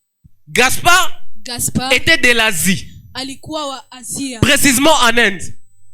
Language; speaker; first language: French; non-native, local second language; Swahili